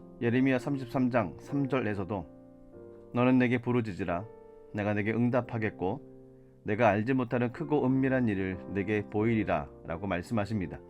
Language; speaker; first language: Korean; native; Korean